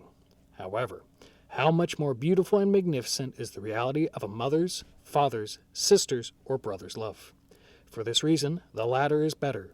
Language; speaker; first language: English; native; English